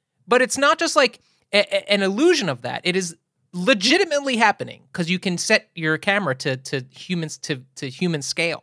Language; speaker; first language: English; native; English